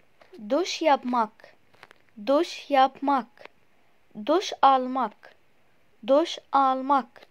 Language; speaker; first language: Turkish; non-native, fluent; Arabic